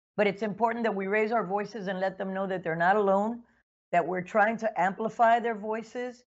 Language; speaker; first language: English; early bilingual, other home language; Spanish